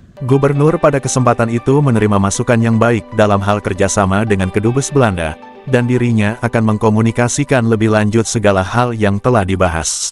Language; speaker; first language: Indonesian; native; Indonesian